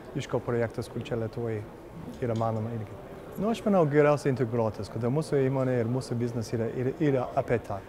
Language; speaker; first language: Lithuanian; early bilingual, heritage; Lithuanian